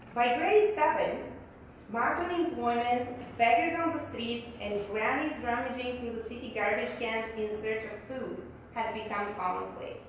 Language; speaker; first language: English; early bilingual, other home language; Bulgarian